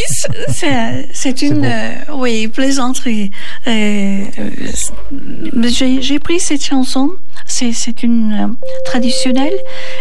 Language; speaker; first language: French; non-native, learner; Turkish